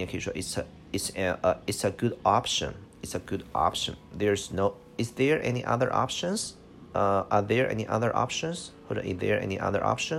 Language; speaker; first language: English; non-native, fluent; Chinese